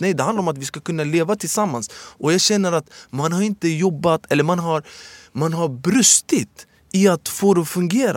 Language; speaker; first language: Swedish; early bilingual, other home language; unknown